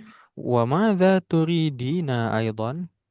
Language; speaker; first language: Arabic; non-native, fluent; Indonesian